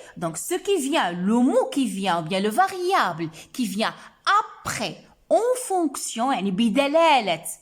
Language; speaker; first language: French; non-native, local second language; Arabic